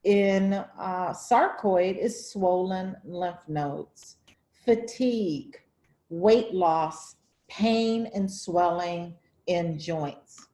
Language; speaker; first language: English; native; English